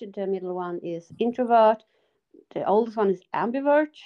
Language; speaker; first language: English; non-native, fluent; Swedish